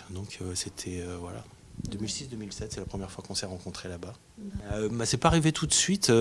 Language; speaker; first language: French; native; French